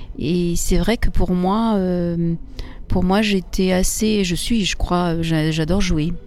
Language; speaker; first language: French; early bilingual, other home language; Italian